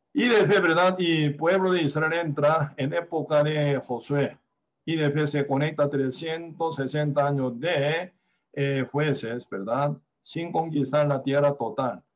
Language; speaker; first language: Spanish; non-native, fluent; Korean